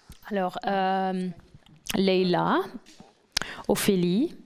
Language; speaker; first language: French; non-native, fluent; English